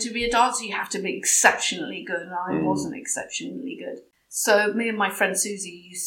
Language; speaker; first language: English; native; English